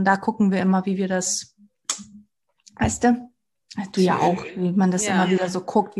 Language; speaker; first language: German; early bilingual, other home language; Portuguese